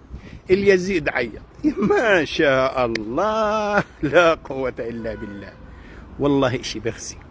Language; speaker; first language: Arabic; native; Arabic